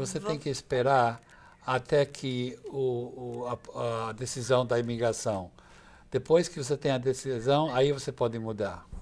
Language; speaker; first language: Portuguese; non-native, fluent; English